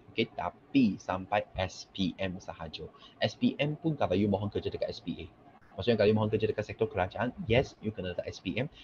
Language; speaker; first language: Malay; non-native, local second language; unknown